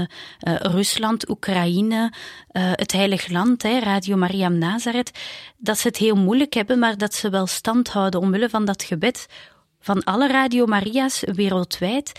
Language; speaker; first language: Dutch; native; Dutch